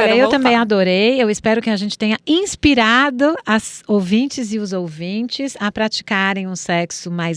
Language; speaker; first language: Portuguese; native; Portuguese